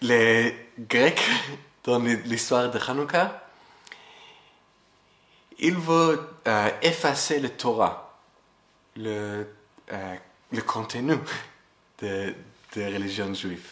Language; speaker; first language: French; non-native, fluent; English